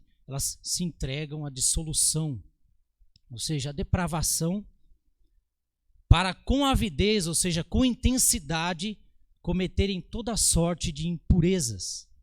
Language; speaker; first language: Portuguese; native; Portuguese